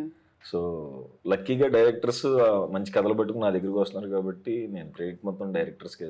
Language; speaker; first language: Telugu; native; Telugu